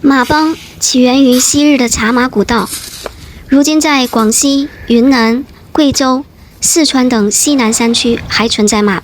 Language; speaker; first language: Chinese; native; Chinese